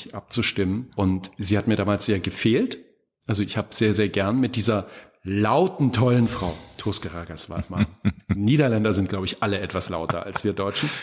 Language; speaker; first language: German; native; German